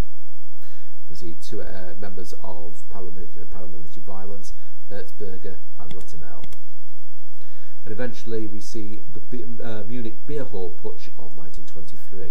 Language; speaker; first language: English; native; English